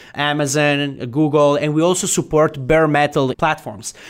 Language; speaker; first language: English; non-native, fluent; Italian